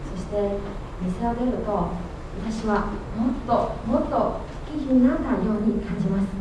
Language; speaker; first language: Japanese; non-native, fluent; Chinese